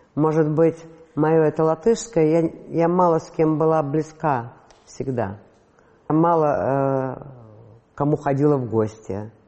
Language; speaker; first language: Russian; non-native, local second language; Latvian